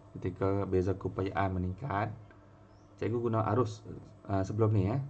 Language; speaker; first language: Malay; native; Malay